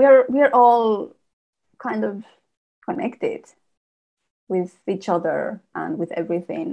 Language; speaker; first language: English; non-native, fluent; Spanish